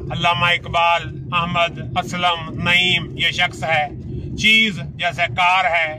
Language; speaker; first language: Urdu; native; Urdu